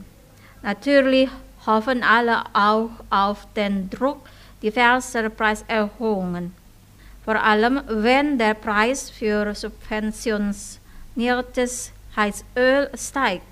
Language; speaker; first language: German; non-native, fluent; Indonesian